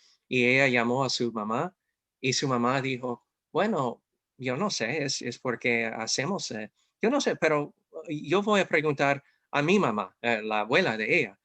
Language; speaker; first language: Spanish; non-native, fluent; English